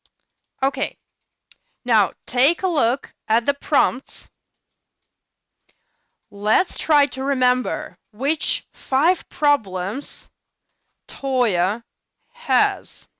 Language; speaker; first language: English; non-native, fluent; Russian